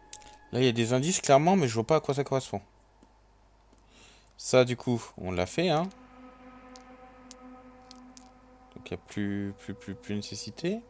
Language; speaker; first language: French; native; French